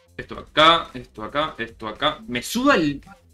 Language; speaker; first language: Spanish; native; Spanish